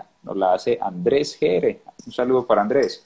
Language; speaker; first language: Spanish; native; Spanish